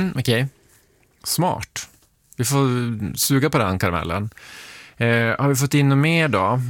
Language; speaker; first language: Swedish; native; Swedish